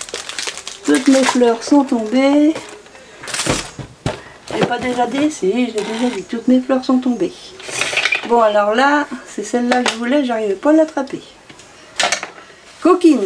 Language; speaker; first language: French; native; French